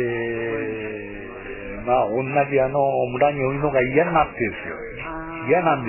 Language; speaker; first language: Japanese; native; Japanese